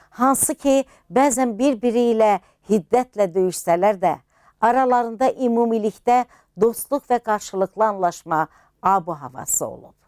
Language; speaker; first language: Azerbaijani; native; Azerbaijani